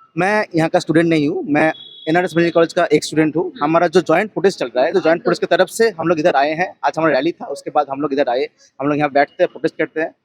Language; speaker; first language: Hindi; non-native, local second language; Bangla